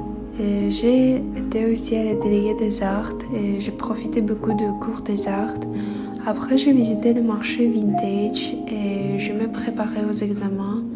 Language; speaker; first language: French; non-native, fluent; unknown